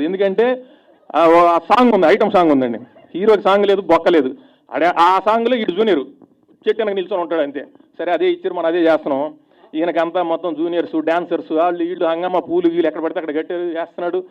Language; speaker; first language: Telugu; native; Telugu